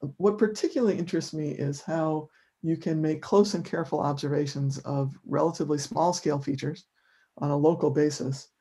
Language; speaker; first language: English; native; English